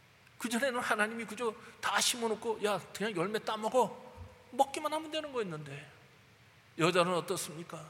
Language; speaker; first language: Korean; native; Korean